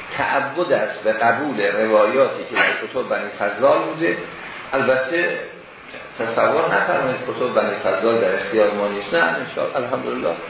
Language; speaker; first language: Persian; native; Persian